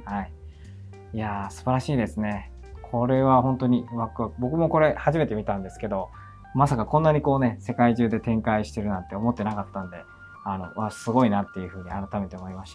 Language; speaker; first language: Japanese; native; Japanese